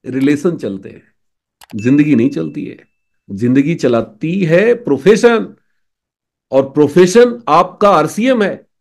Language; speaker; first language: Hindi; native; Hindi